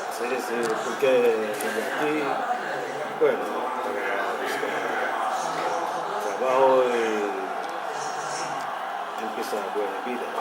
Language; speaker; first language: Spanish; non-native, learner; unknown